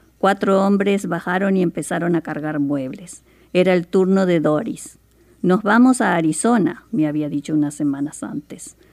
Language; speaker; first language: Spanish; native; Spanish